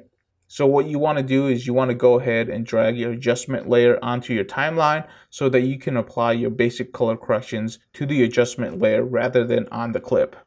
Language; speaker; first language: English; native; English